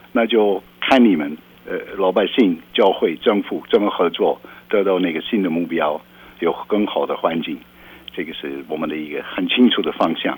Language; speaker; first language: Chinese; non-native, fluent; Dutch